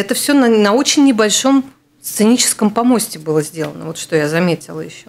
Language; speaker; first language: Russian; native; Russian